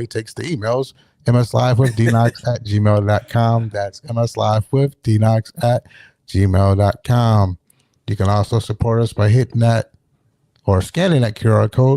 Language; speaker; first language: English; native; English